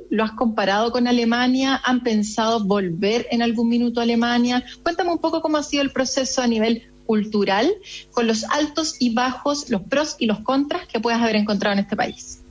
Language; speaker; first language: Spanish; native; Spanish